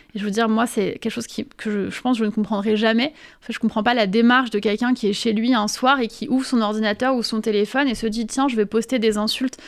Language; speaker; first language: French; native; French